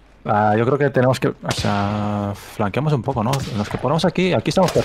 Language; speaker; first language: Spanish; native; Spanish